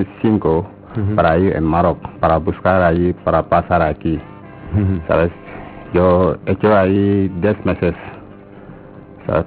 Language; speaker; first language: Spanish; non-native, learner; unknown